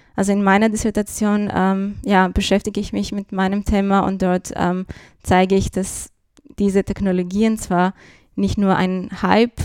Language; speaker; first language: German; non-native, fluent; Greek